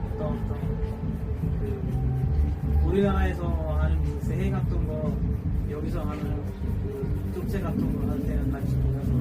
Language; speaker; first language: Korean; non-native, learner; Sinhala